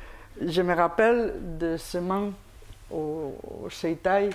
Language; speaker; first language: French; non-native, fluent; Spanish